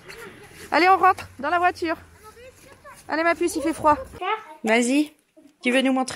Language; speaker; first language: French; native; French